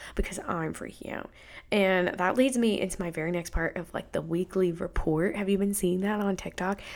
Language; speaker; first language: English; native; English